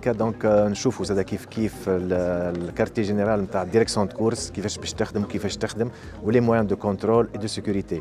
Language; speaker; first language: Arabic; native; Arabic